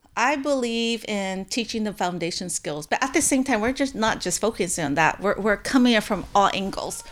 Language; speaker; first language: English; early bilingual, other home language; Hmong